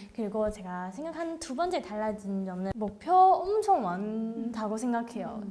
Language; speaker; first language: Korean; non-native, learner; Chinese